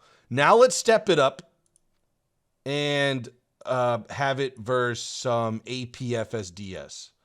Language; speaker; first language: English; native; English